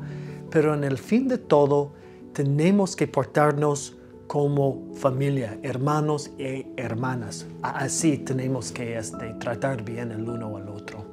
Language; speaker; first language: Spanish; non-native, fluent; English